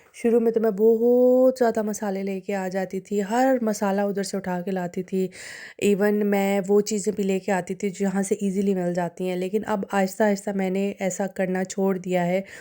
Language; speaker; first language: Urdu; non-native, local second language; Punjabi